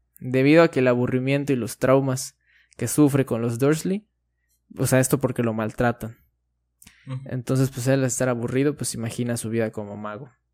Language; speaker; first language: Spanish; native; Spanish